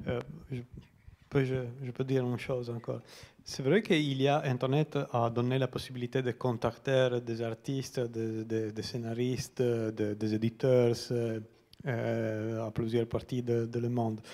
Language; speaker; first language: French; non-native, learner; Italian